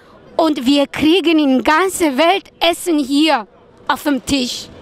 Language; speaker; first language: German; non-native, fluent; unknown